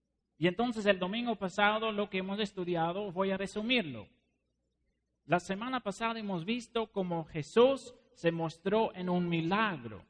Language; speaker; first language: Spanish; non-native, fluent; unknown